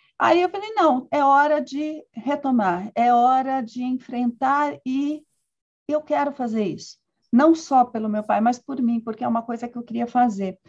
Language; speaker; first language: Portuguese; early bilingual, other home language; Spanish